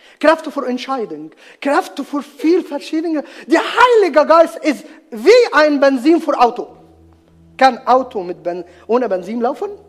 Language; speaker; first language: German; non-native, learner; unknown